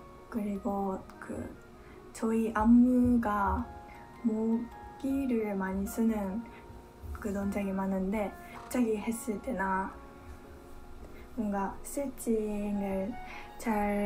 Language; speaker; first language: Korean; non-native, fluent; Japanese